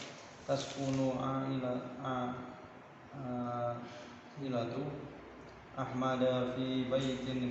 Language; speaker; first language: Arabic; non-native, learner; Indonesian